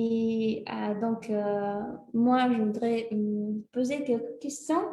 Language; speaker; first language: French; non-native, fluent; Russian